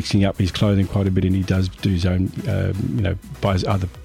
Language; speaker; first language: English; native; English